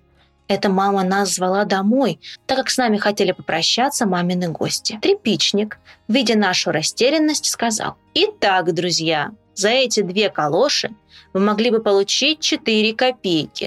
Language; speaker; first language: Russian; native; Russian